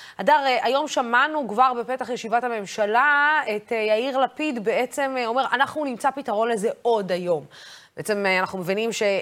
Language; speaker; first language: Hebrew; non-native, local second language; Arabic